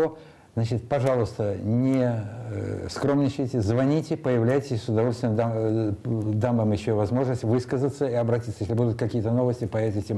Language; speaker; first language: Russian; native; Russian